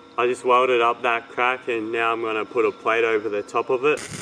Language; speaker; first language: English; native; English